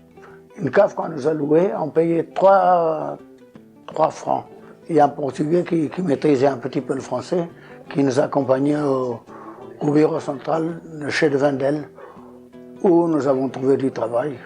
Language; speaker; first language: French; non-native, fluent; Portuguese